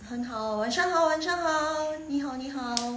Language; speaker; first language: Chinese; non-native, fluent; Indonesian